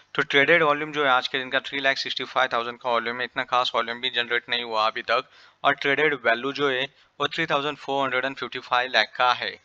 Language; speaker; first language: Hindi; native; Hindi